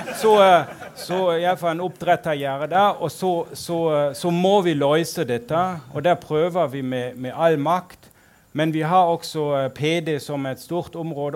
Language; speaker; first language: Norwegian; non-native, fluent; German